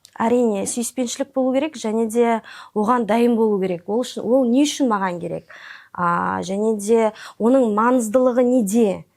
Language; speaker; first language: Kazakh; non-native, local second language; Russian